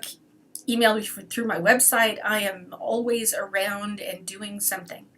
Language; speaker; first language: English; native; English